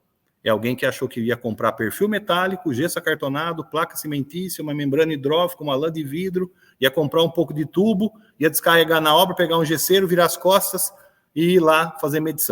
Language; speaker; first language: Portuguese; native; Portuguese